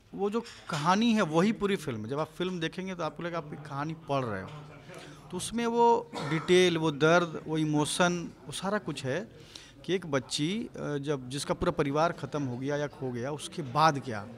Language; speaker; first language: Hindi; native; Hindi